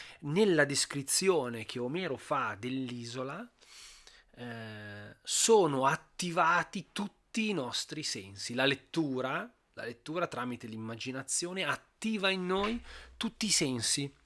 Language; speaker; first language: Italian; native; Italian